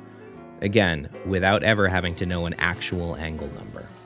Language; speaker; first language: English; native; English